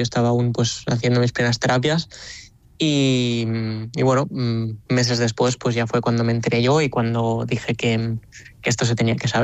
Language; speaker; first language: Spanish; native; Spanish